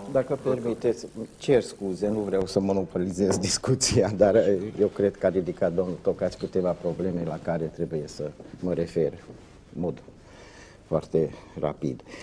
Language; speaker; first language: Romanian; non-native, local second language; Hungarian